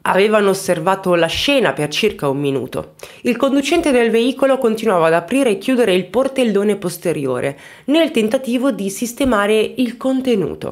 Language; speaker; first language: Italian; native; Italian